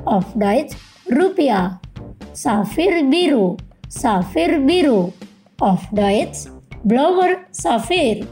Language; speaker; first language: German; non-native, fluent; Indonesian